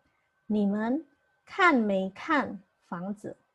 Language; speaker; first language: Chinese; non-native, fluent; Indonesian